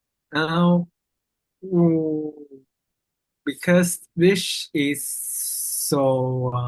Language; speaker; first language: English; non-native, learner; Vietnamese